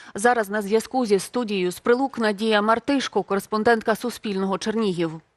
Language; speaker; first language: Ukrainian; native; Ukrainian